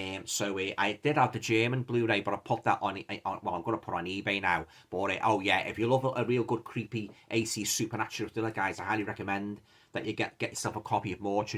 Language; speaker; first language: English; native; English